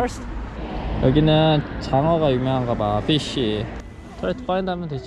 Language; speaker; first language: Korean; native; Korean